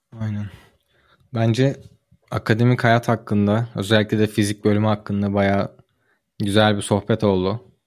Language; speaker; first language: Turkish; native; Turkish